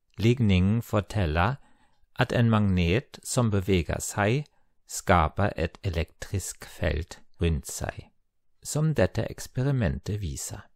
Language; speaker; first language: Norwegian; non-native, fluent; German